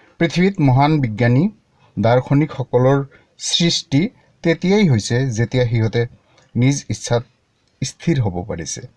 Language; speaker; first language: Assamese; native; Assamese